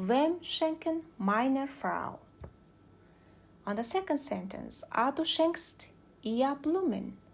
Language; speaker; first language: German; non-native, learner; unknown